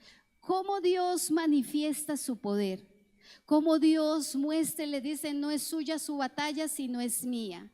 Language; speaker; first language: Spanish; native; Spanish